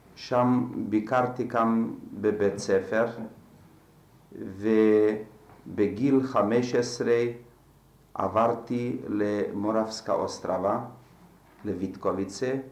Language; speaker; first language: Hebrew; non-native, fluent; Slovak